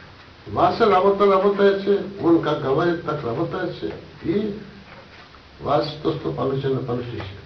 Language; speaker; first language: Russian; non-native, learner; Bangla